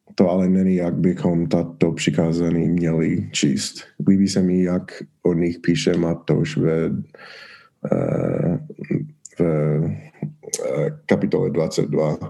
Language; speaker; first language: Czech; non-native, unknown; English